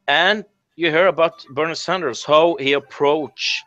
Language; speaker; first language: English; non-native, fluent; Norwegian